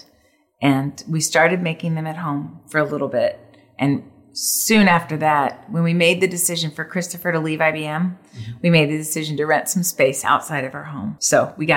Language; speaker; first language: English; native; English